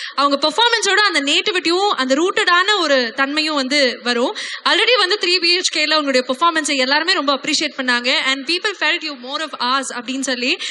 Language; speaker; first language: Tamil; native; Tamil